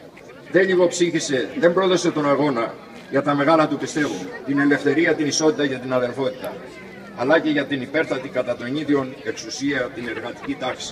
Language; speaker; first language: Greek; native; Greek